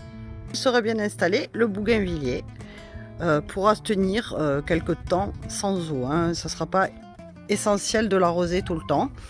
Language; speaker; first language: French; native; French